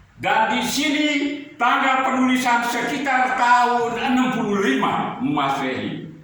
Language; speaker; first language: Indonesian; native; Indonesian